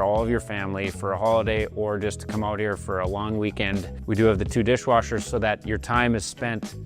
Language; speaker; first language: English; native; English